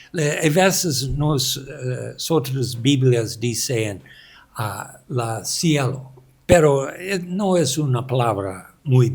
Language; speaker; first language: Spanish; non-native, learner; English